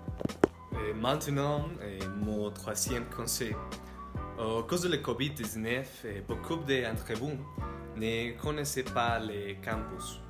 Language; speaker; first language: French; non-native, learner; Spanish